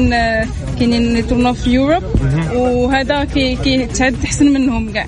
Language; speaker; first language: Arabic; native; Arabic